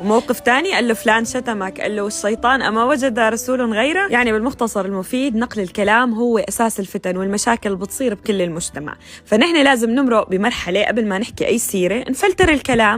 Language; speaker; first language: Arabic; native; Arabic